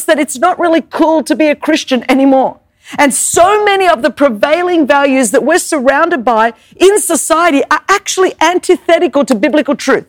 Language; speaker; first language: English; non-native, local second language; Greek